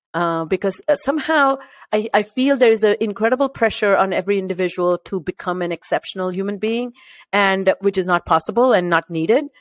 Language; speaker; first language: English; non-native, local second language; Marathi